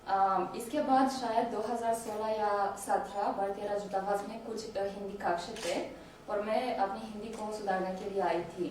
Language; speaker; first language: Hindi; non-native, learner; Romanian